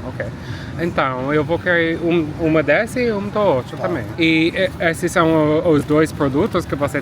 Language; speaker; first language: Portuguese; non-native, fluent; English